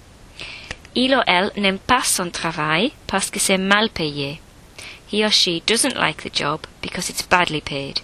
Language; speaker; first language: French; non-native, learner; English